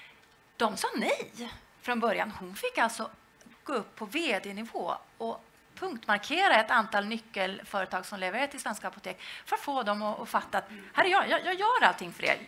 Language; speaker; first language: Swedish; native; Swedish